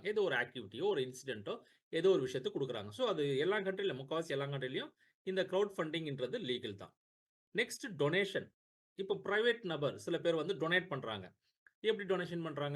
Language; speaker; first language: Tamil; native; Tamil